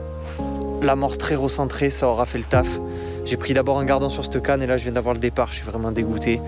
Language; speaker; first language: French; native; French